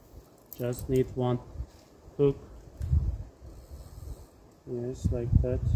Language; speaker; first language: English; non-native, learner; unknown